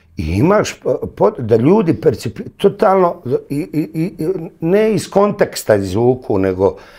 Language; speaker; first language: Bosnian; native; Bosnian